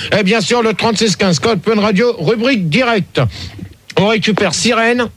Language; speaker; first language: French; native; French